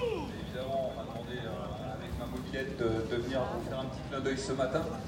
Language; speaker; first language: French; native; French